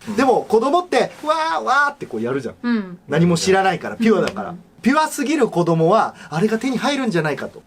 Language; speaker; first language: Japanese; native; Japanese